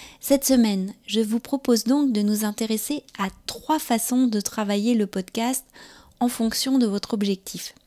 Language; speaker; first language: French; native; French